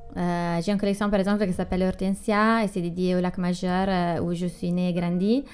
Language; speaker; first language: French; non-native, fluent; Italian